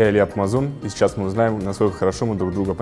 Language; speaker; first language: Russian; native; Russian